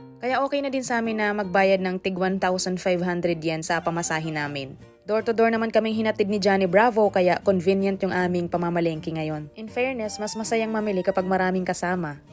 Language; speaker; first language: Filipino; native; Filipino